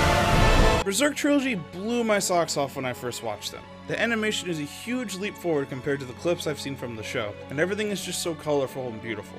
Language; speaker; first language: English; native; English